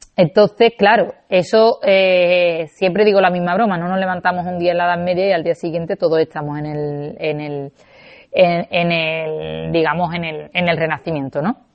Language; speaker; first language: Spanish; native; Spanish